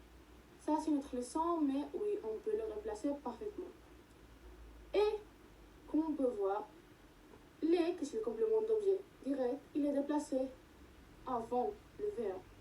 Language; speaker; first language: French; non-native, learner; Spanish